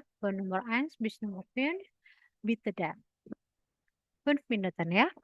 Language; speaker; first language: German; non-native, fluent; Indonesian